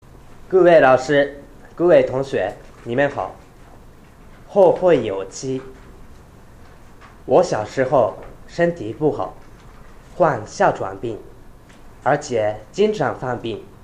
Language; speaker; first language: Chinese; non-native, fluent; Japanese